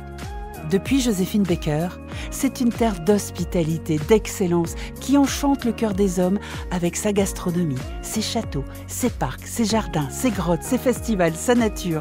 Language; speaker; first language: French; native; French